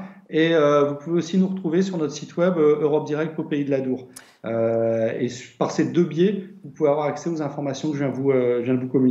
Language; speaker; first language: French; native; French